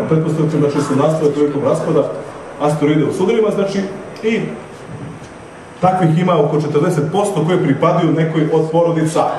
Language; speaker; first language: Serbian; native; Serbian